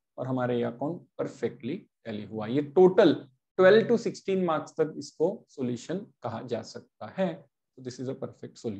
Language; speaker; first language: Hindi; non-native, local second language; Marathi